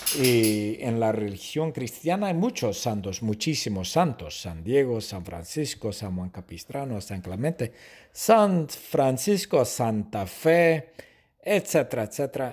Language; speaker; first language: Spanish; non-native, fluent; English